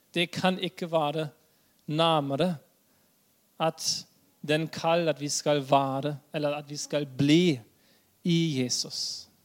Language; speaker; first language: Norwegian; non-native, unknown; German